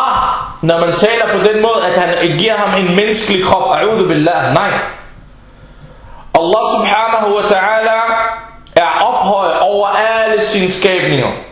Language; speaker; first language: Danish; non-native, fluent; Arabic